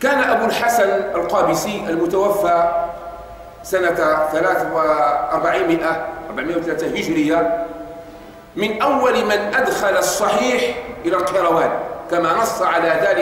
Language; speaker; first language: Arabic; native; Arabic